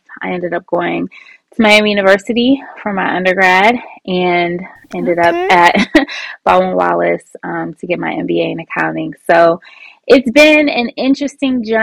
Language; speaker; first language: English; native; English